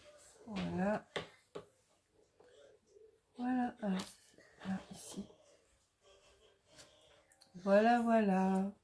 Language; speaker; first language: French; native; French